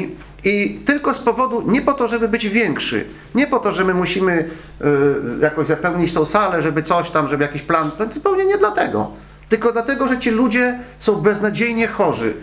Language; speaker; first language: Polish; native; Polish